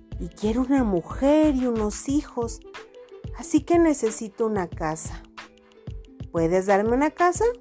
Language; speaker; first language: Spanish; non-native, fluent; Portuguese